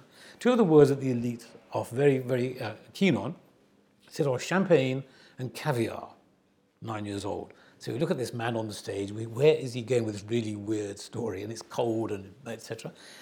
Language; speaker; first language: English; native; English